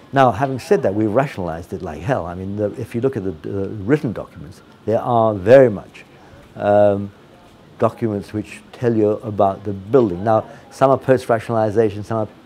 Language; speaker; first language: English; non-native, fluent; Italian